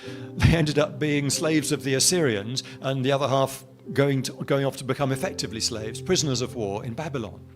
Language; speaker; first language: English; native; English